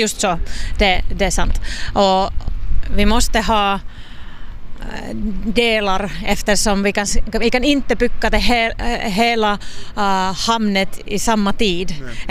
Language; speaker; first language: Swedish; non-native, local second language; Finnish